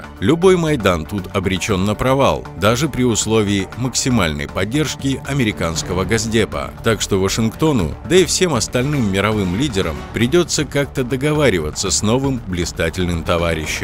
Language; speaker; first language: Russian; native; Russian